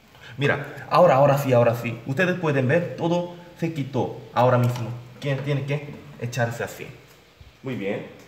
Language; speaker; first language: Spanish; non-native, learner; Korean